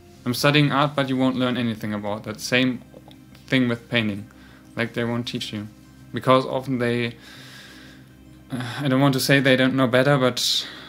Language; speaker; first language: English; non-native, fluent; German